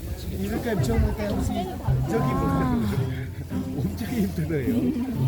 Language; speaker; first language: Korean; non-native, fluent; Vietnamese